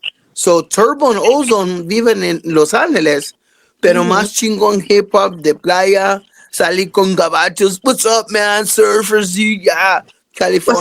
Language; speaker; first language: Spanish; non-native, learner; English